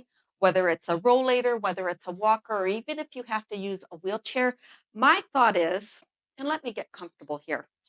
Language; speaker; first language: English; native; English